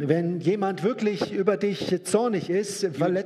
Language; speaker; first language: German; native; German